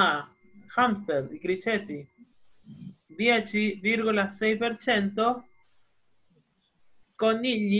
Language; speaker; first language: Italian; non-native, fluent; Spanish